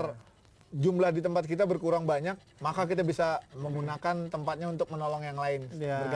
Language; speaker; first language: Indonesian; native; Indonesian